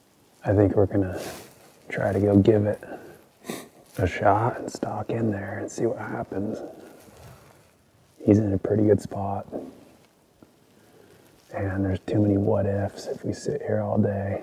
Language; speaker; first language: English; native; English